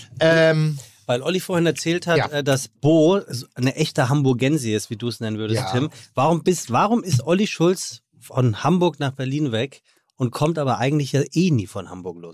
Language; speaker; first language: German; native; German